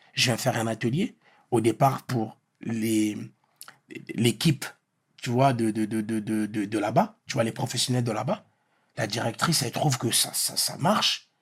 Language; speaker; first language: French; early bilingual, other home language; Lingala